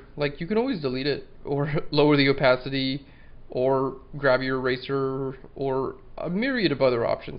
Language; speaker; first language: English; native; English